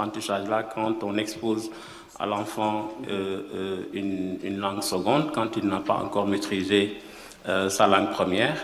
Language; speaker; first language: French; non-native, local second language; Wolof